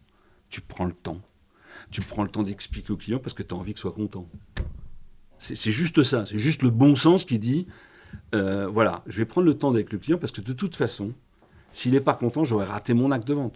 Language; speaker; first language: French; native; French